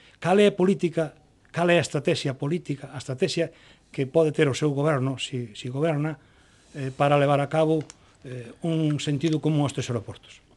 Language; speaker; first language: Galician; non-native, local second language; Spanish